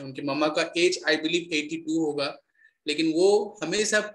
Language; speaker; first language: Hindi; native; Hindi